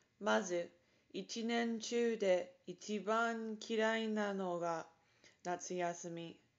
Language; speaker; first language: Japanese; non-native, learner; English